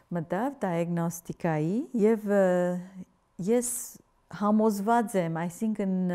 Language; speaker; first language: Armenian; early bilingual, heritage; Armenian